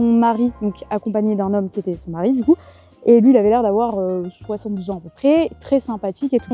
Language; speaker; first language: French; native; French